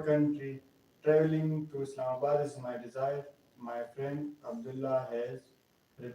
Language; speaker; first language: English; non-native, learner; Pashto